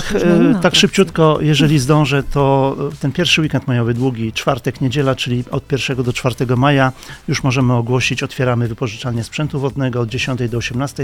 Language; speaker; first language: Polish; native; Polish